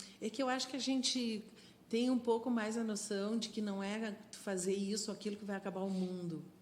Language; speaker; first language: Portuguese; non-native, fluent; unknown